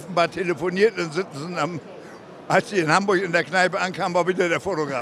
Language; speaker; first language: German; native; German